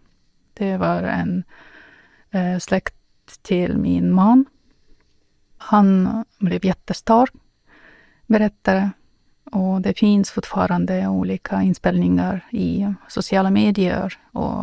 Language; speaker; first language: Swedish; non-native, fluent; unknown